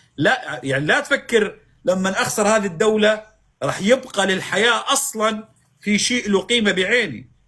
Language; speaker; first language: Arabic; native; Arabic